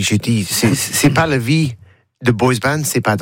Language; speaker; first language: French; non-native, learner; English